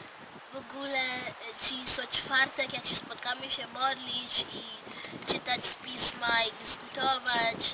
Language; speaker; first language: Polish; non-native, fluent; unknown